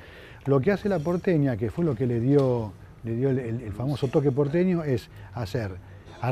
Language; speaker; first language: Spanish; native; Spanish